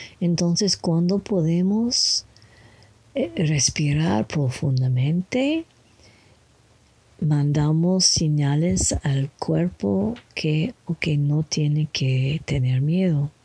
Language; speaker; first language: Spanish; non-native, learner; English